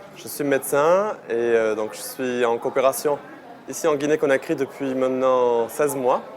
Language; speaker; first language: French; native; French